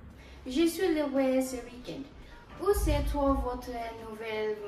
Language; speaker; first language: French; non-native, learner; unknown